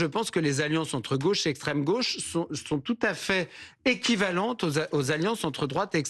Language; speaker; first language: French; native; French